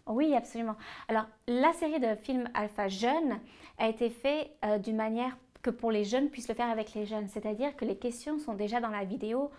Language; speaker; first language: French; native; French